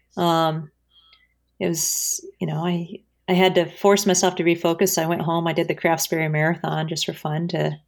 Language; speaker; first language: English; native; English